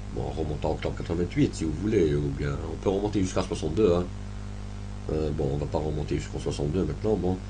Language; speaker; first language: French; non-native, local second language; Arabic